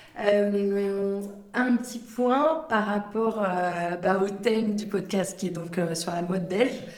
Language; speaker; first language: French; native; French